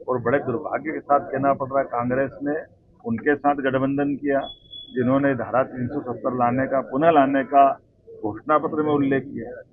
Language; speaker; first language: Hindi; native; Hindi